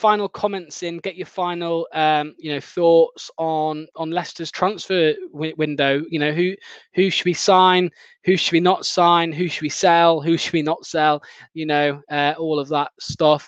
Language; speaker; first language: English; native; English